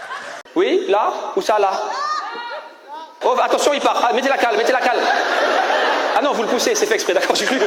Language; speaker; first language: French; native; French